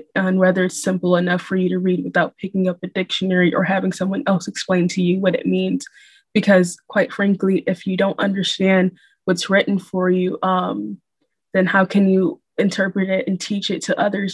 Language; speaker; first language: English; native; English